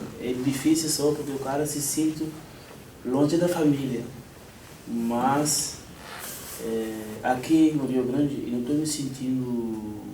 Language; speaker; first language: Portuguese; non-native, fluent; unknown